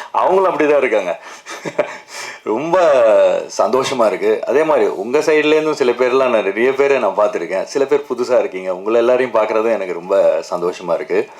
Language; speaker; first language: Tamil; non-native, local second language; Kannada